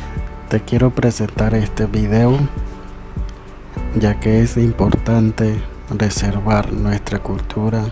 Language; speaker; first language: Spanish; non-native, local second language; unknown